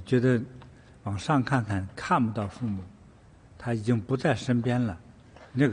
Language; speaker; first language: Chinese; native; Chinese